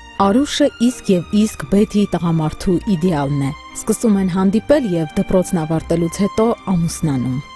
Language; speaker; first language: Armenian; native; Armenian